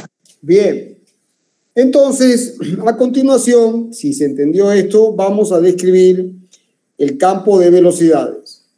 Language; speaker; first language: Spanish; native; Spanish